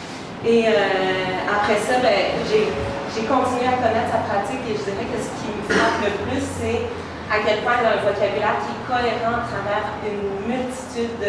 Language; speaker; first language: French; native; French